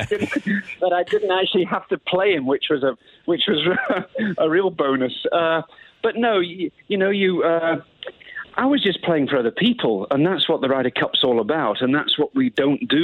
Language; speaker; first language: English; native; English